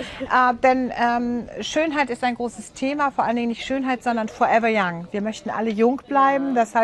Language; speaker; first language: German; native; German